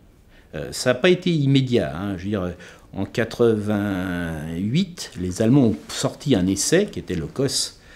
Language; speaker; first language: French; native; French